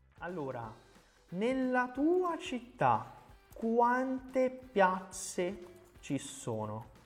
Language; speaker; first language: Italian; non-native, fluent; Portuguese